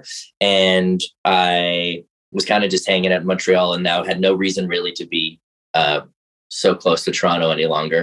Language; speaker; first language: English; native; English